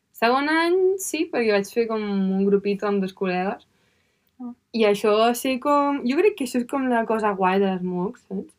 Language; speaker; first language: Catalan; native; Catalan